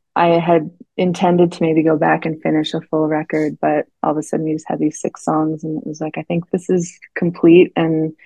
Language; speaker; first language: English; native; English